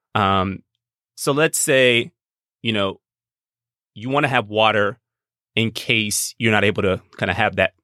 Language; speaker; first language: English; native; English